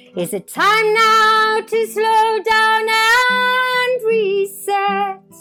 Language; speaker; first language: English; native; English